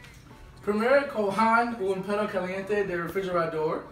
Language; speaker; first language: Spanish; non-native, learner; English